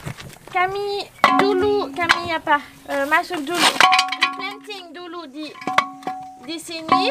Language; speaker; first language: Indonesian; non-native, learner; French